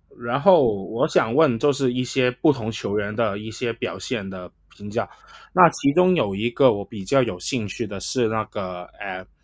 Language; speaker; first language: Chinese; non-native, local second language; Cantonese